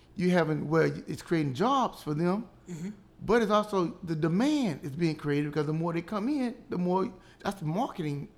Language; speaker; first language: English; native; English